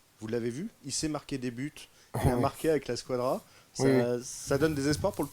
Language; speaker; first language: French; native; French